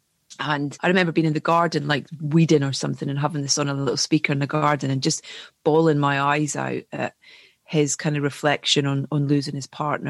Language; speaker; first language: English; native; English